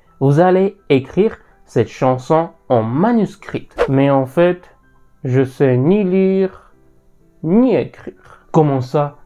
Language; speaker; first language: French; non-native, fluent; Armenian